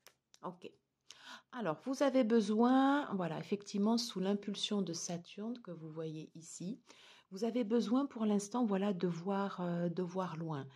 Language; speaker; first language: French; native; French